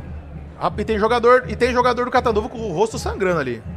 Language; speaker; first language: Portuguese; native; Portuguese